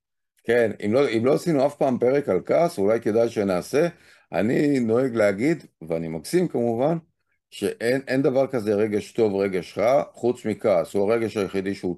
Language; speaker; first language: Hebrew; native; Hebrew